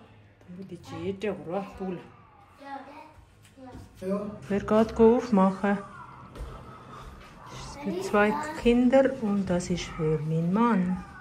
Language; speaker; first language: German; non-native, learner; Tibetan